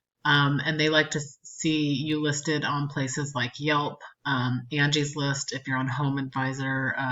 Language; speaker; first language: English; native; English